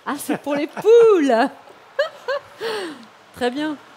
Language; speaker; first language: French; native; French